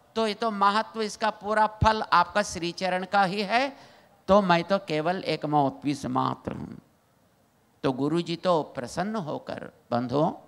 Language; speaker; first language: Hindi; non-native, local second language; Telugu